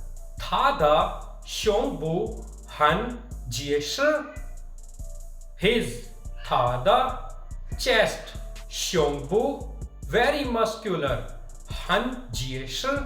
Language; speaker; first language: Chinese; non-native, fluent; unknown